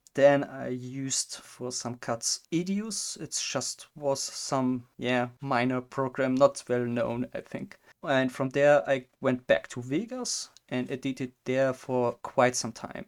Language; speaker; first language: English; non-native, fluent; German